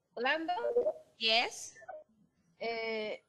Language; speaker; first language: English; non-native, fluent; Spanish